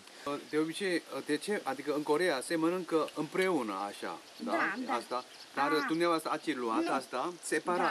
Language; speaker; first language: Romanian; non-native, learner; Korean